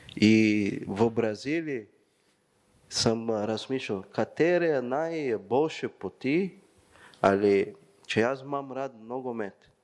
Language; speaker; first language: Slovenian; non-native, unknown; Portuguese